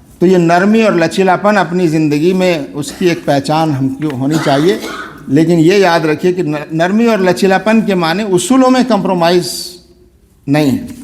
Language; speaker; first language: Urdu; native; Urdu